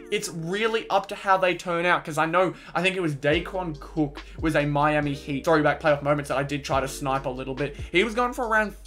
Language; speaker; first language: English; native; English